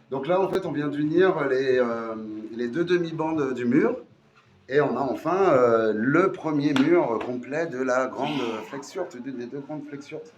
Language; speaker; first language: French; native; French